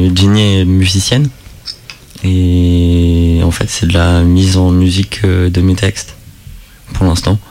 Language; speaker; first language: French; native; French